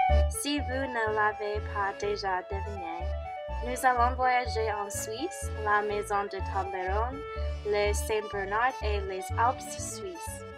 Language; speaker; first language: French; non-native, learner; English